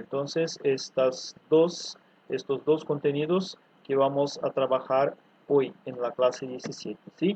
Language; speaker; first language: Spanish; non-native, fluent; Portuguese